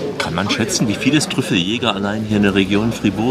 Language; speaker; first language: German; native; German